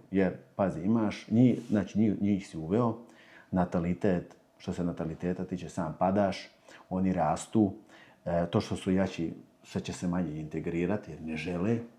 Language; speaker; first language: Croatian; early bilingual, heritage; Croatian